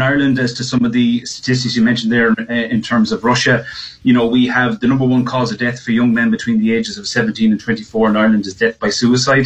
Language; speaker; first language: English; native; English